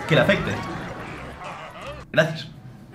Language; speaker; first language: Spanish; native; Spanish